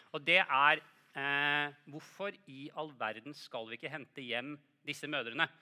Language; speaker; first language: Norwegian; native; Norwegian